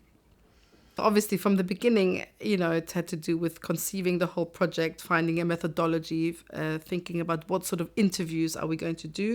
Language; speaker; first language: English; non-native, fluent; German